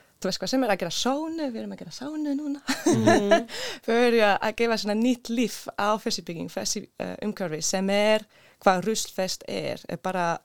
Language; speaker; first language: Icelandic; non-native, learner; Swedish